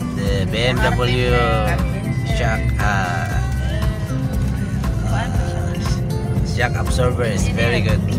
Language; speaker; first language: English; non-native, local second language; Cebuano